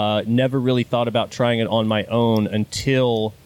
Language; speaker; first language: English; native; English